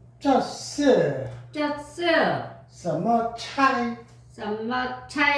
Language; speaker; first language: Chinese; non-native, learner; Korean